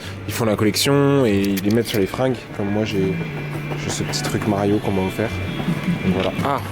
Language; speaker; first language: French; native; French